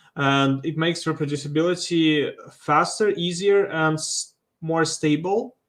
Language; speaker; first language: English; non-native, fluent; Russian